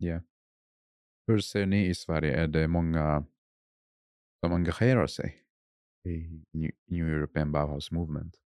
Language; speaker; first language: Swedish; non-native, fluent; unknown